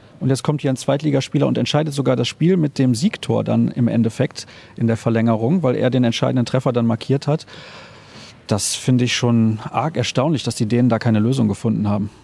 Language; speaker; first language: German; native; German